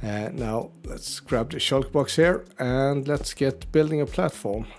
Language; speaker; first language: English; native; English